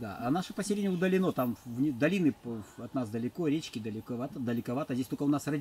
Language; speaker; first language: Russian; native; Russian